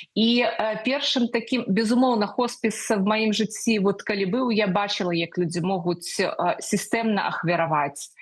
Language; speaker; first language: Belarusian; native; Belarusian